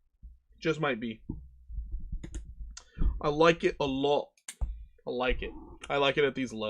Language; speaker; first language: English; native; English